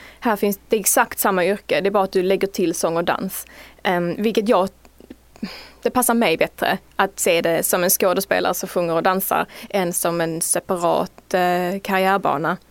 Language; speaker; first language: Swedish; native; Swedish